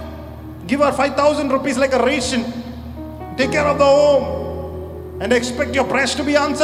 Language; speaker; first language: English; non-native, local second language; Malayalam